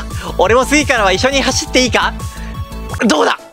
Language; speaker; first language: Japanese; native; Japanese